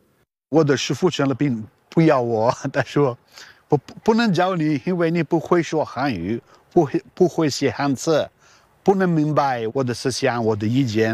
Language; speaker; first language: Chinese; non-native, learner; Italian